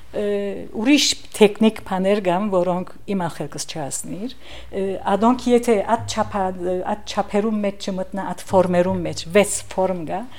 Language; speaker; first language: Armenian; native; Armenian